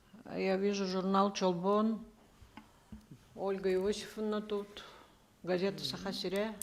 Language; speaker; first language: Russian; native; Russian